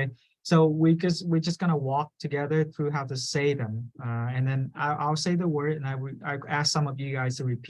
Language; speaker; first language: English; non-native, fluent; Vietnamese